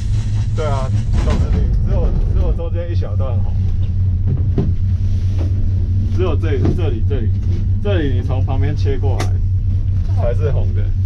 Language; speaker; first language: Chinese; native; Chinese